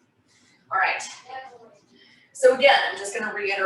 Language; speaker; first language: English; native; English